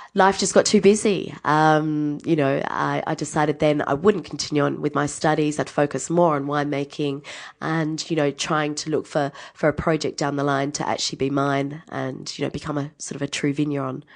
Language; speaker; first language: English; native; English